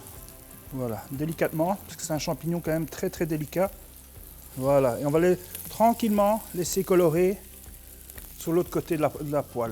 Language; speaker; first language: French; native; French